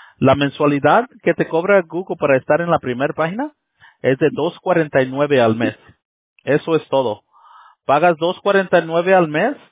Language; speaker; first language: Spanish; early bilingual, heritage; Spanish